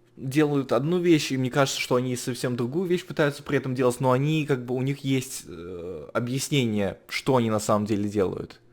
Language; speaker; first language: Russian; native; Russian